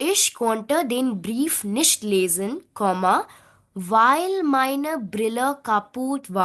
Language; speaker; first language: German; non-native, fluent; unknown